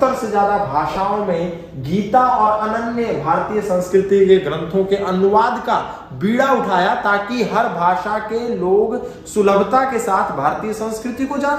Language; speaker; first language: Hindi; native; Hindi